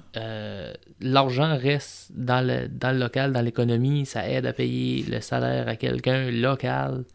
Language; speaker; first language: French; native; French